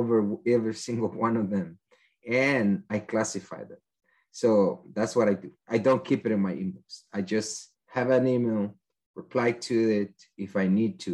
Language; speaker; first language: English; non-native, fluent; Spanish